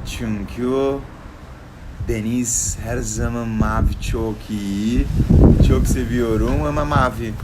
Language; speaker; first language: Turkish; non-native, learner; Portuguese